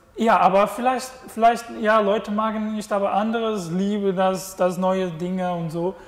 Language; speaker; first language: German; non-native, learner; Portuguese